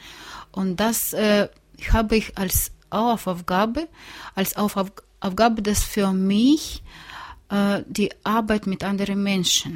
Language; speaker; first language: German; non-native, learner; Russian